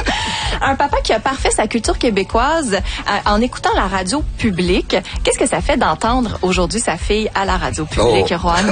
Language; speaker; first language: French; native; French